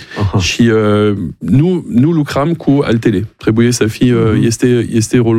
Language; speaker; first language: Romanian; non-native, learner; French